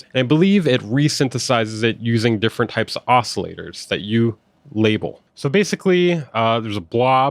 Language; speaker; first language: English; native; English